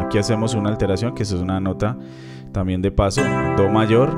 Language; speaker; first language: Spanish; native; Spanish